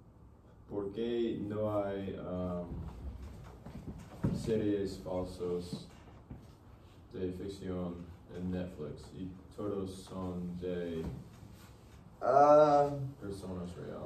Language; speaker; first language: Spanish; non-native, learner; English